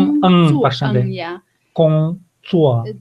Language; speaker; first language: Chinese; non-native, fluent; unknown